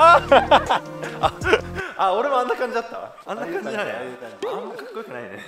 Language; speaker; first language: Japanese; native; Japanese